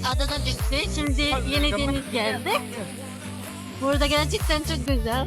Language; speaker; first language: Turkish; non-native, learner; Arabic